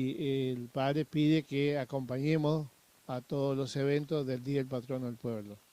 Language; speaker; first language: Spanish; native; Spanish